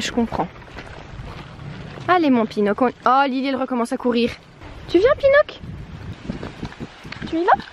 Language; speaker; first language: French; native; French